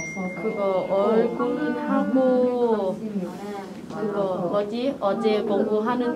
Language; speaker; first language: Korean; non-native, learner; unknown